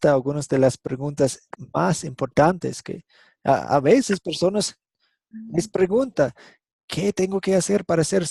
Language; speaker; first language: Spanish; non-native, fluent; English